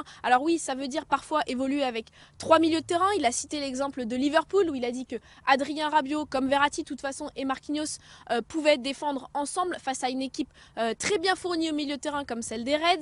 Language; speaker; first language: French; native; French